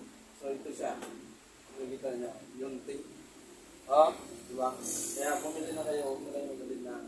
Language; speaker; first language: Filipino; native; Filipino